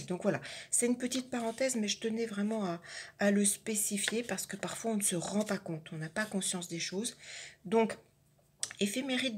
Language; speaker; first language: French; native; French